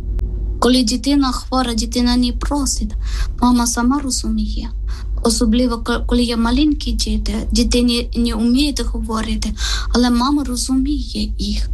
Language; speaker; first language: Ukrainian; non-native, learner; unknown